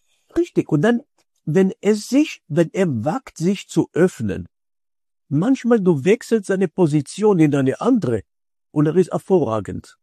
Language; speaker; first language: German; non-native, fluent; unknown